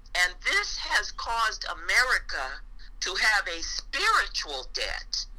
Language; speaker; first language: English; native; English